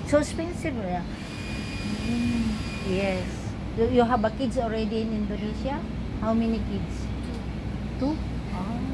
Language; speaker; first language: English; non-native, local second language; Filipino